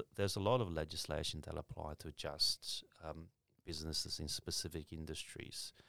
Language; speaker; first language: English; early bilingual, other home language; Chinese